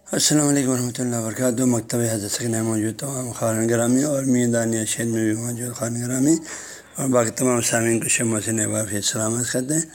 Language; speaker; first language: Urdu; non-native, local second language; Balti